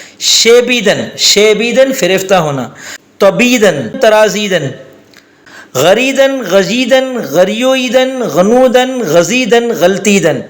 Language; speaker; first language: Urdu; native; Urdu